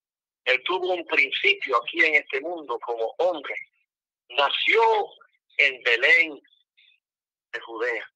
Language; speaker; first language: Spanish; non-native, fluent; English